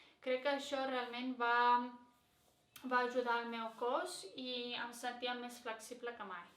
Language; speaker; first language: Catalan; non-native, fluent; Greek